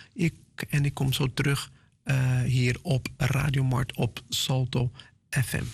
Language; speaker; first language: Dutch; non-native, fluent; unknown